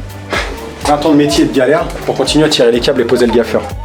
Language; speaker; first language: French; native; French